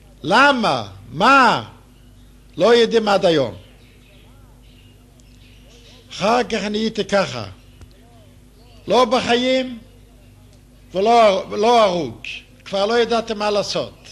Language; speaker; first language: Hebrew; non-native, fluent; Yiddish